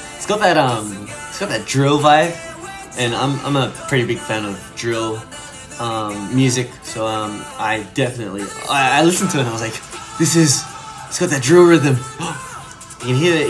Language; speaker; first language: English; early bilingual, other home language; Korean